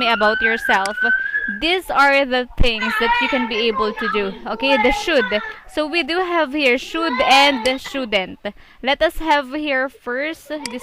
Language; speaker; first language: English; non-native, fluent; Filipino